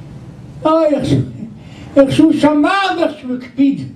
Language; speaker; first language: Hebrew; non-native, local second language; Yiddish